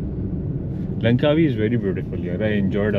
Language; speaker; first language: English; non-native, local second language; Urdu